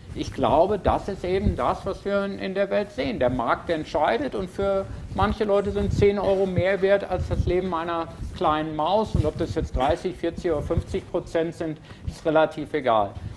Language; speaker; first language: German; native; German